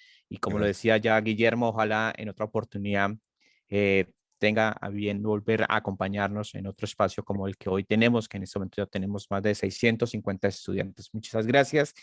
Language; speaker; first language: Spanish; native; Spanish